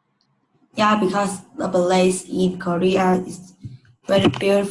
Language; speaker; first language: English; non-native, learner; Vietnamese